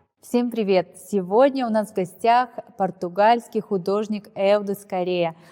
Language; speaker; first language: Russian; native; Russian